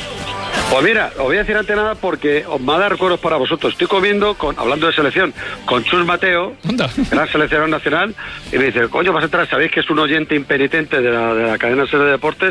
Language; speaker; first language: Spanish; native; Spanish